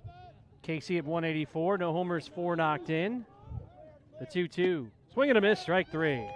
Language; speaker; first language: English; native; English